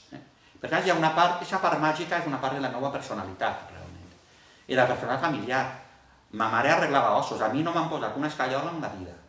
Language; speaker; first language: Catalan; early bilingual, heritage; Catalan